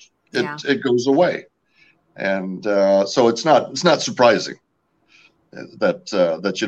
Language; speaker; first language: English; early bilingual, other home language; French